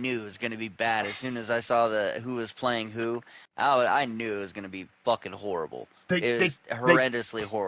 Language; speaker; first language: English; native; English